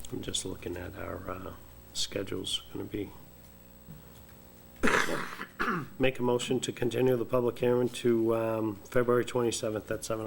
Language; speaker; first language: English; native; English